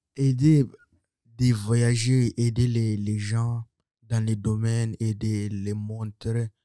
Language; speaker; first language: French; non-native, local second language; Sango